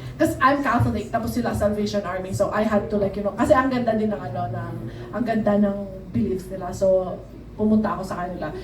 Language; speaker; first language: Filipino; native; Filipino